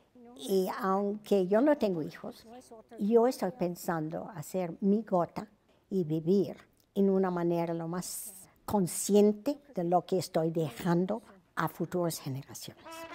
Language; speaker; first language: Spanish; non-native, fluent; English